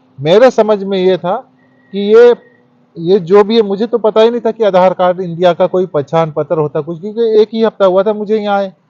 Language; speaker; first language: Hindi; early bilingual, heritage; Hindi